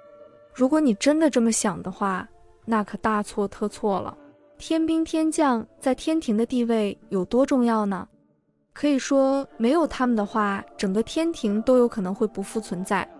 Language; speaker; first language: Chinese; native; Chinese